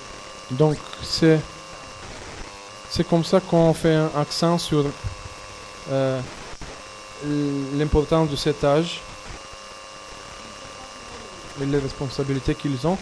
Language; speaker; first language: French; non-native, fluent; Bulgarian